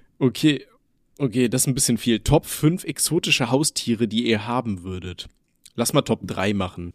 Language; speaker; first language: German; native; German